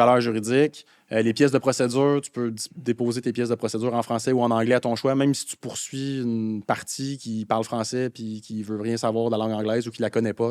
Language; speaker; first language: French; native; French